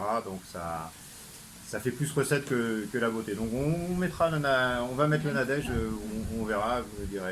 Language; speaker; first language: French; native; French